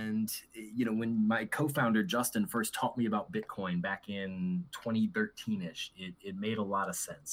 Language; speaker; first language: English; native; English